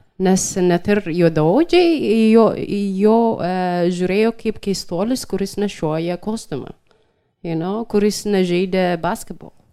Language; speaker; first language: Lithuanian; non-native, fluent; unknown